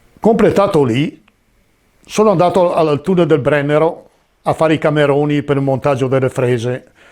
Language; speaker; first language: Italian; native; Italian